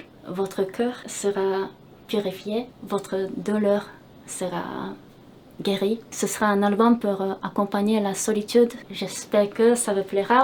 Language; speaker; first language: French; non-native, fluent; Japanese